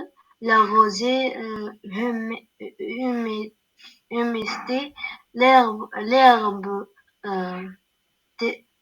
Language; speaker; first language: French; non-native, learner; Arabic